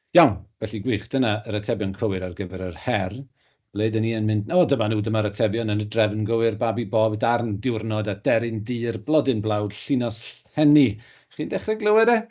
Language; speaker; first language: Welsh; native; Welsh